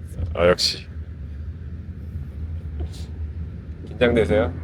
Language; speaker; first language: Korean; native; Korean